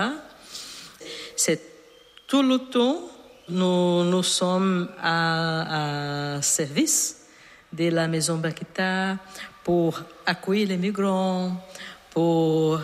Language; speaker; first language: French; non-native, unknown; Portuguese